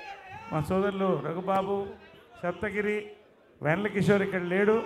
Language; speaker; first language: Telugu; native; Telugu